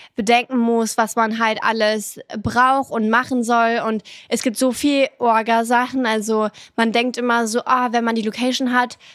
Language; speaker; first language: German; early bilingual, other home language; French